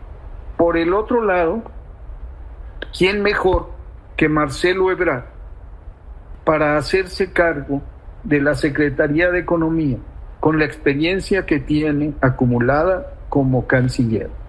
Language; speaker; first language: Spanish; native; Spanish